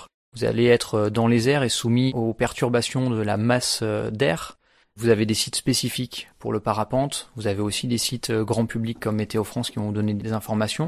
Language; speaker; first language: French; native; French